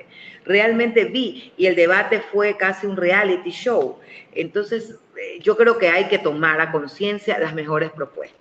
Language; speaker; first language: Spanish; native; Spanish